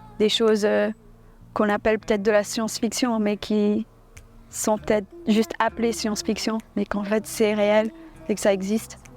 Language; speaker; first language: French; early bilingual, other home language; English